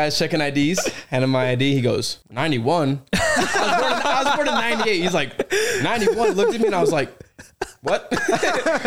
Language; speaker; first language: English; native; English